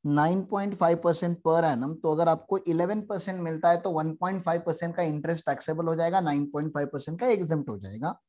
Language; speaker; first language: Hindi; native; Hindi